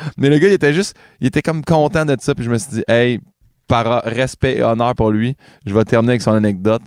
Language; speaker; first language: French; native; French